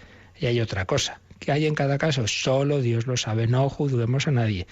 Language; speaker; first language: Spanish; native; Spanish